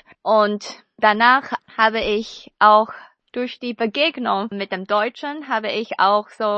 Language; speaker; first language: German; non-native, fluent; Chinese